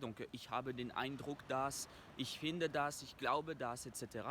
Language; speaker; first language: German; non-native, fluent; French